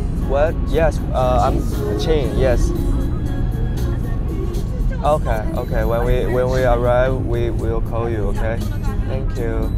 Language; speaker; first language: English; non-native, learner; Chinese